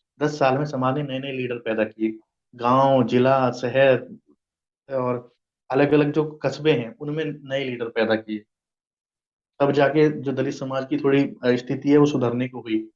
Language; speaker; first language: Hindi; native; Hindi